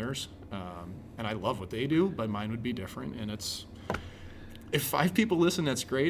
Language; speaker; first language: English; native; English